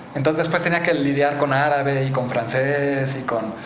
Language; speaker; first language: Spanish; native; Spanish